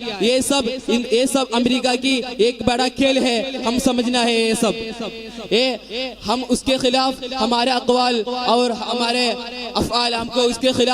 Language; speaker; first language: Hindi; non-native, local second language; Malayalam